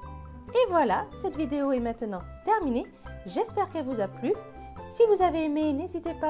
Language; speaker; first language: French; native; French